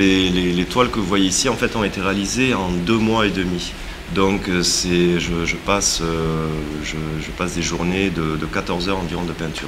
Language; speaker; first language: French; native; French